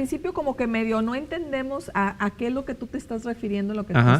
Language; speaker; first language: Spanish; native; Spanish